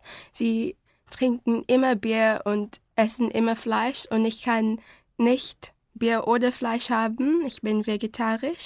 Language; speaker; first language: German; non-native, learner; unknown